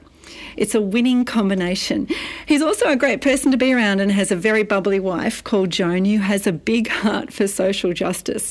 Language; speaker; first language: English; native; English